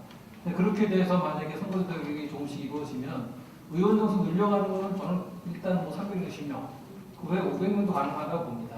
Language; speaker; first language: Korean; native; Korean